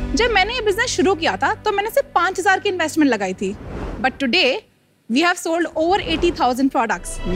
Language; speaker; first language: Hindi; native; Hindi